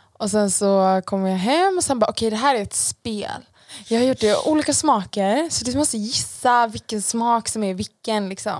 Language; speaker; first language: Swedish; early bilingual, other home language; Persian